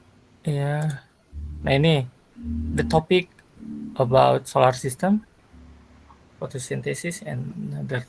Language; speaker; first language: English; non-native, learner; Sundanese